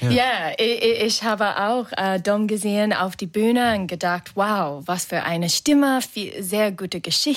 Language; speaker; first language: German; non-native, learner; English